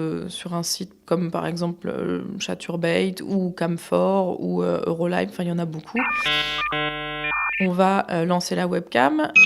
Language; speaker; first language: French; native; French